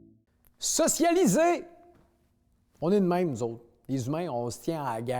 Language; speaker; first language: French; native; French